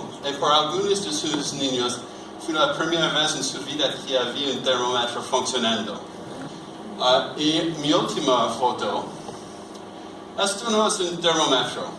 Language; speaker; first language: Spanish; non-native, learner; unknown